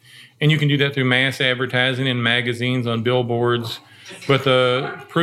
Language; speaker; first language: English; native; English